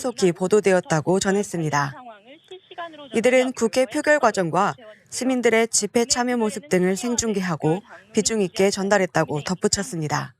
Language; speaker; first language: Korean; native; Korean